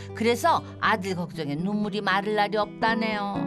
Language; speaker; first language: Korean; native; Korean